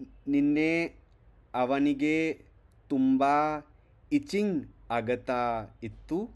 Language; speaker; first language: Kannada; non-native, learner; Hindi